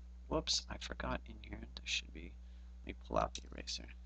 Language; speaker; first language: English; native; English